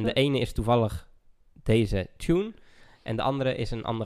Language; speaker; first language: Dutch; native; Dutch